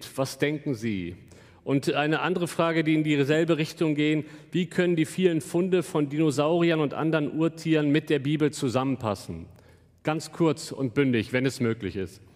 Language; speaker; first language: German; native; German